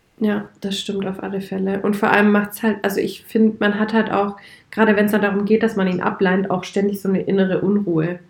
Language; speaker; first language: German; native; German